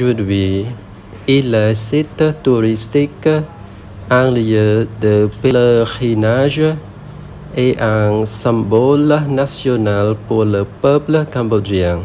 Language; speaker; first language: French; non-native, learner; Khmer